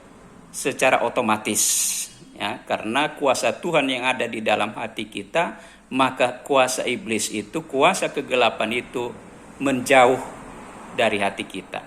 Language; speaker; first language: Indonesian; native; Indonesian